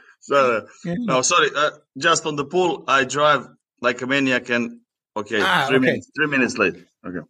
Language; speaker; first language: English; non-native, fluent; Greek